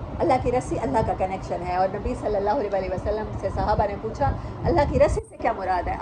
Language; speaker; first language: Urdu; non-native, local second language; Saraiki